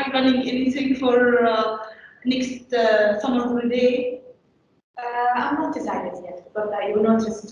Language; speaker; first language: English; non-native, learner; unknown